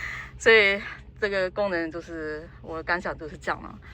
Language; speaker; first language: Chinese; native; Chinese